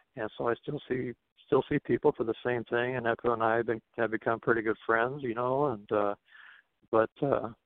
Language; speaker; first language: English; native; English